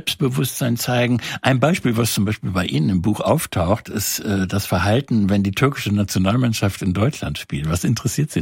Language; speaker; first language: German; native; German